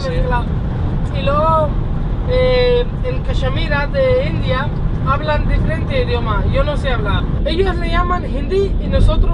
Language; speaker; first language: Spanish; non-native, learner; Urdu